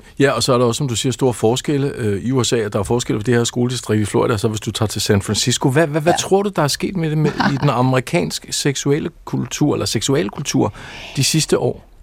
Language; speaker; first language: Danish; native; Danish